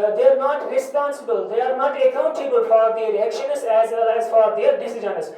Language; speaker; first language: English; non-native, local second language; Kashmiri